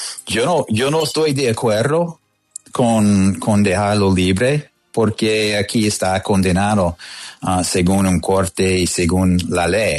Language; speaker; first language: Spanish; non-native, fluent; English